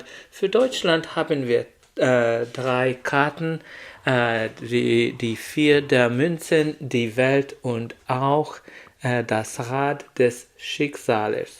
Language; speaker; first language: German; non-native, learner; Hungarian